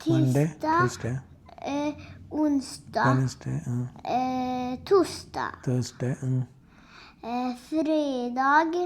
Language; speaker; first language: Swedish; early bilingual, other home language; Malayalam